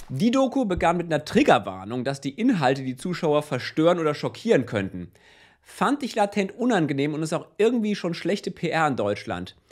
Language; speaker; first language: German; native; German